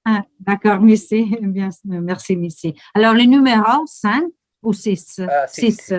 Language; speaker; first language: French; non-native, learner; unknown